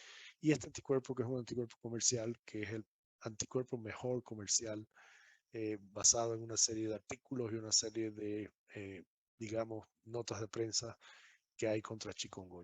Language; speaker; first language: Spanish; native; Spanish